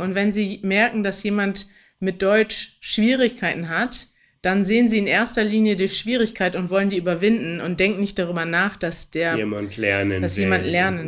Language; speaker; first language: German; native; German